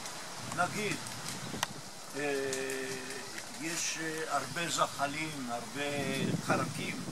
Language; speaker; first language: Hebrew; non-native, fluent; Italian